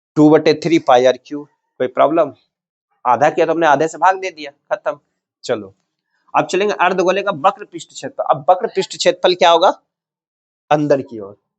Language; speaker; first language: Hindi; native; Hindi